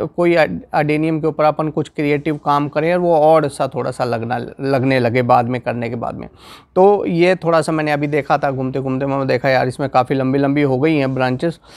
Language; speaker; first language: Hindi; non-native, local second language; Gujarati